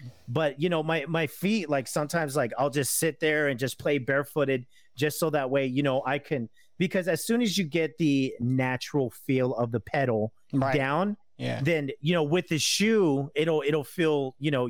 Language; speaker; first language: English; native; English